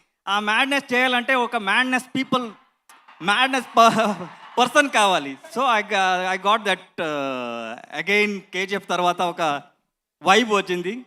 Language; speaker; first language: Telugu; non-native, learner; Kannada